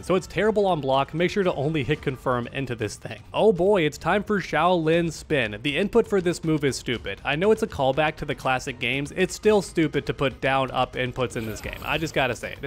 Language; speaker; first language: English; native; English